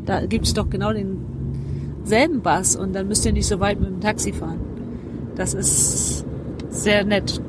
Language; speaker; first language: German; native; German